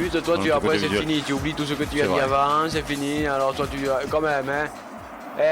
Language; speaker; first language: French; native; French